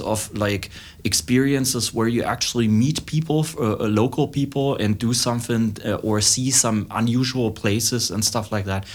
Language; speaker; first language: English; non-native, fluent; German